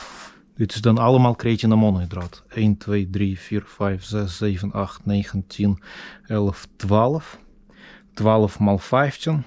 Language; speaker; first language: Dutch; non-native, fluent; Russian